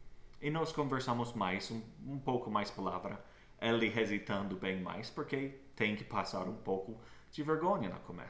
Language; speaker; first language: Portuguese; non-native, fluent; English